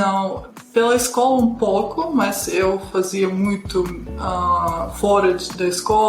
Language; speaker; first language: Portuguese; non-native, fluent; Russian